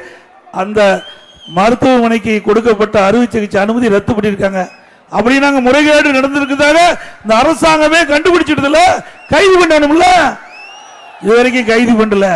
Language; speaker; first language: Tamil; native; Tamil